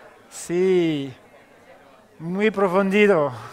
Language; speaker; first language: Spanish; non-native, learner; French